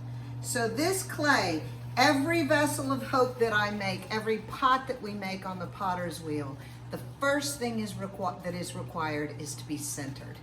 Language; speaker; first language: English; native; English